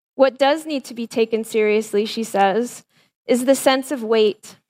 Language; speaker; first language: English; native; English